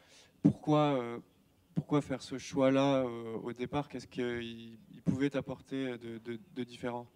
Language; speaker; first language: French; native; French